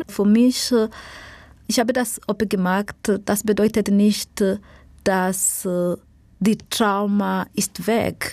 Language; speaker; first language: German; non-native, learner; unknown